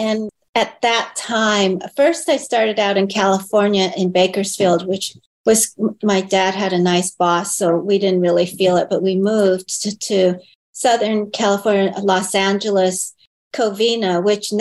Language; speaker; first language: English; early bilingual, other home language; Chinese